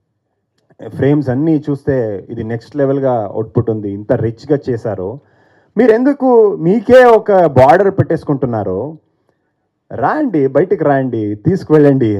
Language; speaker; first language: Telugu; non-native, fluent; Kannada